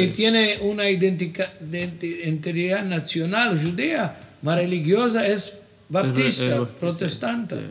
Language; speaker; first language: Spanish; non-native, fluent; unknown